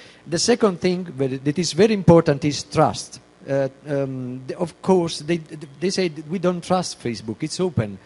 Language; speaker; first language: English; non-native, fluent; Italian